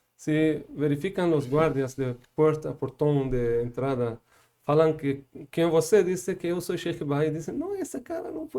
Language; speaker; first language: Portuguese; non-native, learner; Persian